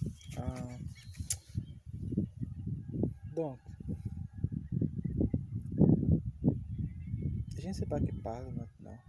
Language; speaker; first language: French; non-native, learner; Portuguese